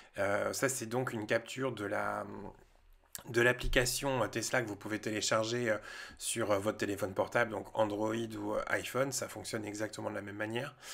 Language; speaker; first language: French; native; French